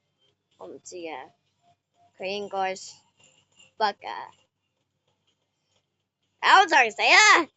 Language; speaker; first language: Chinese; native; Chinese